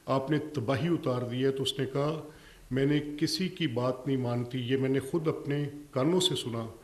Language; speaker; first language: Urdu; non-native, local second language; Punjabi